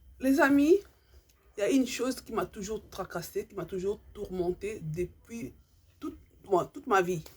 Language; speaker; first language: French; non-native, local second language; Lingala